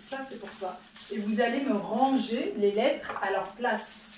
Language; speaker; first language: French; native; French